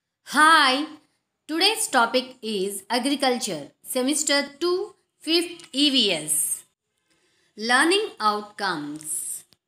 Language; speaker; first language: English; non-native, local second language; Telugu